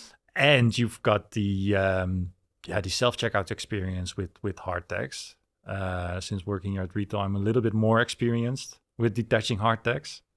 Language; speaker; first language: English; non-native, fluent; Dutch